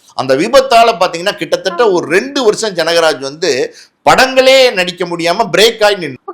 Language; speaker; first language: Tamil; native; Tamil